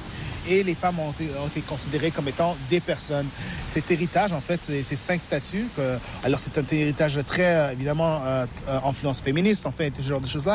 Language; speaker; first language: French; native; French